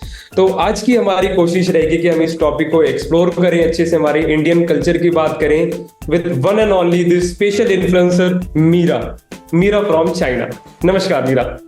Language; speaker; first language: Hindi; native; Hindi